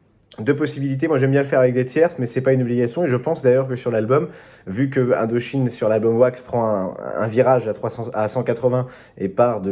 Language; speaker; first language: French; native; French